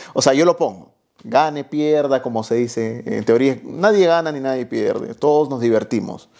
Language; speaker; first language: Spanish; native; Spanish